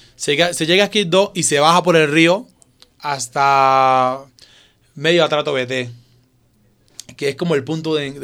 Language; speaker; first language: Spanish; native; Spanish